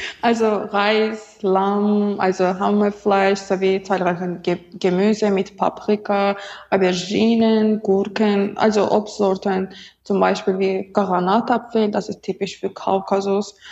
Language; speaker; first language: German; non-native, learner; Azerbaijani